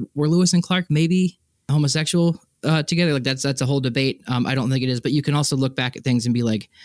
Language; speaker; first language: English; native; English